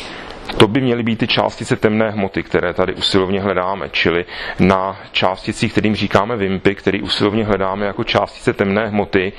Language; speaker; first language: Czech; native; Czech